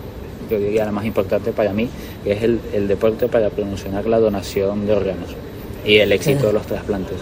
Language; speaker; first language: Spanish; native; Spanish